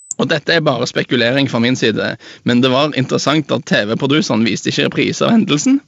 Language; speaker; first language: Norwegian; native; Norwegian